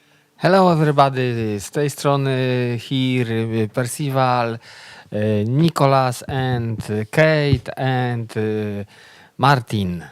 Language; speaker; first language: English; non-native, learner; Polish